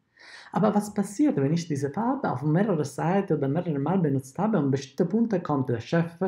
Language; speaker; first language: German; non-native, fluent; Italian